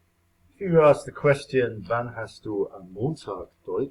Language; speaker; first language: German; non-native, fluent; English